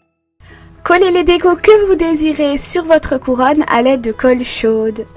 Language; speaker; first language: French; native; French